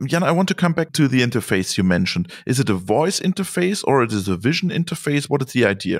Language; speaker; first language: English; non-native, fluent; German